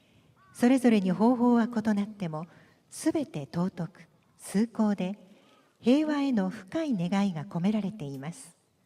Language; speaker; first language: Japanese; native; Japanese